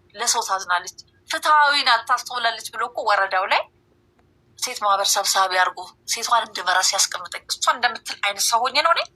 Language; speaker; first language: Amharic; native; Amharic